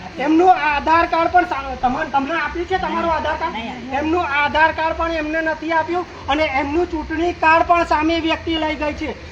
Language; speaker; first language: Gujarati; native; Gujarati